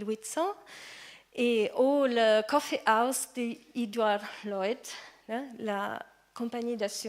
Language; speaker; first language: French; non-native, fluent; Italian